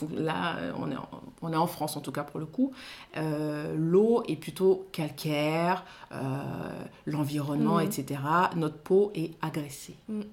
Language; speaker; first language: French; non-native, local second language; Soninke